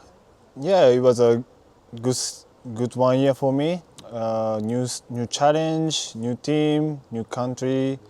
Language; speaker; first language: English; non-native, learner; Japanese